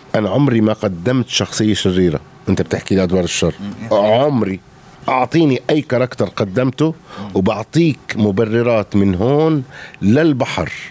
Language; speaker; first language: Arabic; native; Arabic